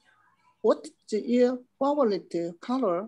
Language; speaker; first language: English; non-native, learner; Chinese